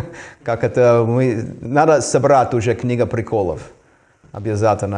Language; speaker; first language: Russian; non-native, fluent; English